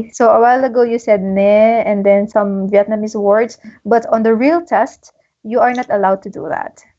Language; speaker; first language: English; non-native, local second language; Filipino